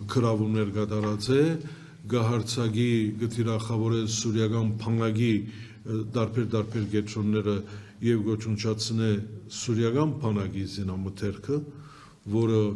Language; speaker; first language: Armenian; early bilingual, heritage; Armenian